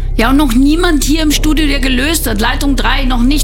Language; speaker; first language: German; native; German